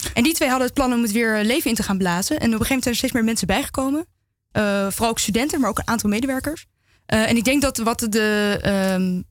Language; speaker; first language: Dutch; native; Dutch